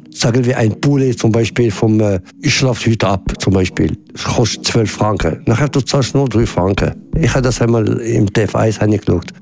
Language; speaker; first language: German; non-native, learner; Arabic